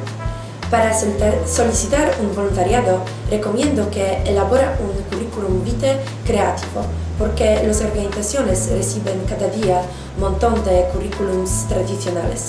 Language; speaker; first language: Spanish; non-native, fluent; Polish